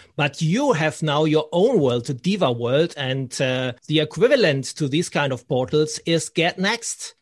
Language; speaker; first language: English; non-native, fluent; German